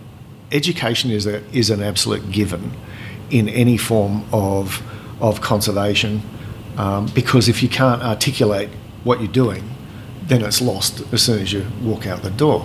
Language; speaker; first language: English; native; English